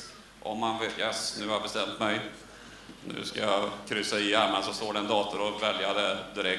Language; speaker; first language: Swedish; native; Swedish